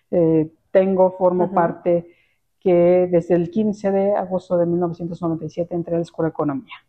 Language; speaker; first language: Spanish; native; Spanish